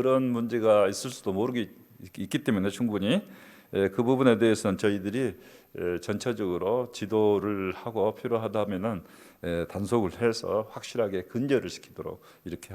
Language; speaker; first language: Korean; native; Korean